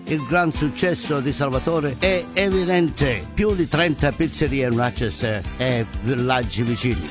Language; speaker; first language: Italian; native; Italian